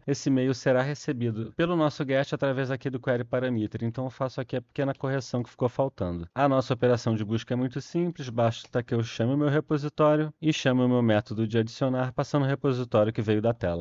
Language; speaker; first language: Portuguese; native; Portuguese